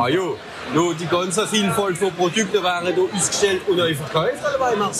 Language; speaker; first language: German; native; German